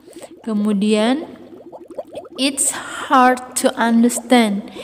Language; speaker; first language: English; non-native, fluent; Indonesian